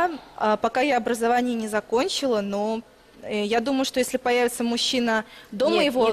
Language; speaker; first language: Russian; native; Russian